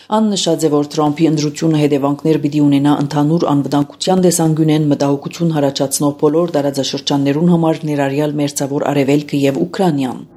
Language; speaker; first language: Armenian; native; Armenian